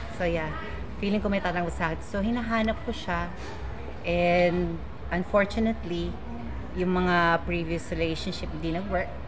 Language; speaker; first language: Filipino; native; Filipino